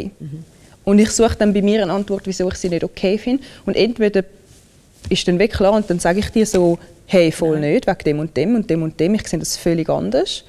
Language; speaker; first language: German; early bilingual, other home language; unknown